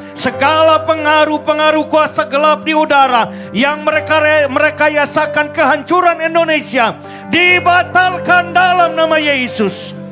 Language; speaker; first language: Indonesian; native; Indonesian